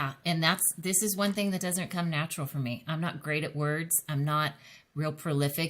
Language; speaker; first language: English; native; English